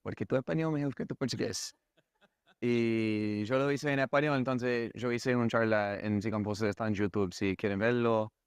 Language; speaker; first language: Spanish; non-native, fluent; English